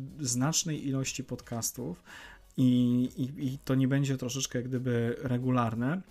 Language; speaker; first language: Polish; native; Polish